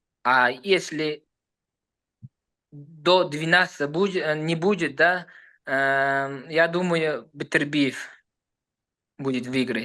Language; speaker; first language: Russian; non-native, learner; Uzbek